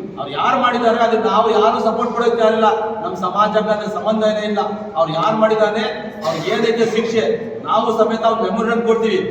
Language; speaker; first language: Kannada; non-native, local second language; Urdu